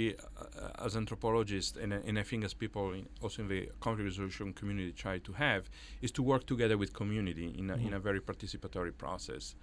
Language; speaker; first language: English; non-native, fluent; Italian